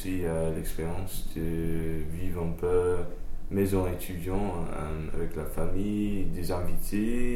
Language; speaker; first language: French; non-native, fluent; English